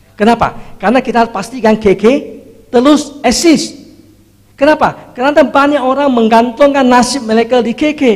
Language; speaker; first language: Indonesian; non-native, fluent; Chinese